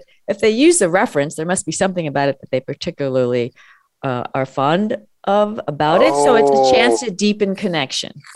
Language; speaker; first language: English; native; English